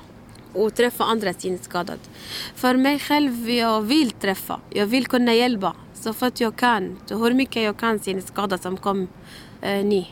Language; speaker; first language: Swedish; non-native, learner; Arabic